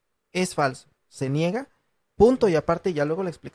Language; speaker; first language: Spanish; native; Spanish